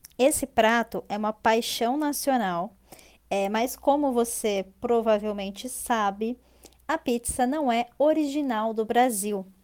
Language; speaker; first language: Portuguese; native; Portuguese